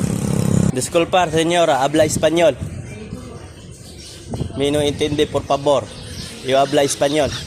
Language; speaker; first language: Spanish; non-native, learner; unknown